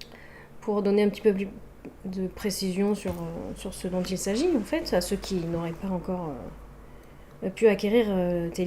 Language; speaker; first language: French; native; French